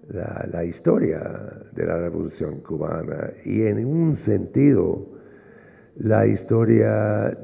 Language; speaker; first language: Spanish; non-native, fluent; English